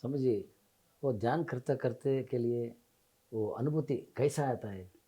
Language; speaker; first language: Hindi; non-native, local second language; Kannada